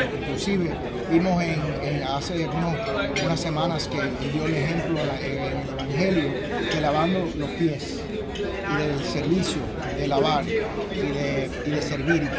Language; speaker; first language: Spanish; early bilingual, heritage; Spanish